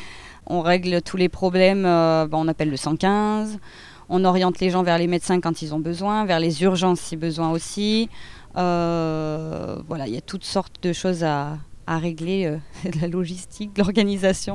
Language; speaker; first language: French; native; French